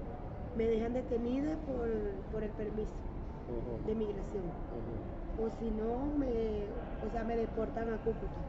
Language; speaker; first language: Spanish; native; Spanish